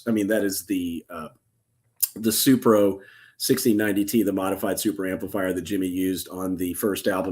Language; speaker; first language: English; native; English